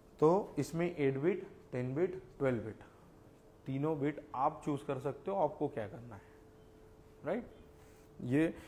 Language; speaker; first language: Hindi; non-native, local second language; Marathi